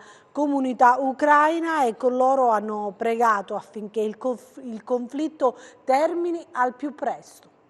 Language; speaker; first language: Italian; native; Italian